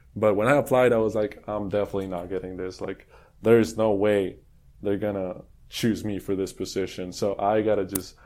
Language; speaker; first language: English; non-native, fluent; Spanish